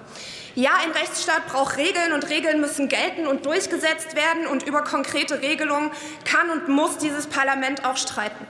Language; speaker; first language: German; early bilingual, other home language; Arabic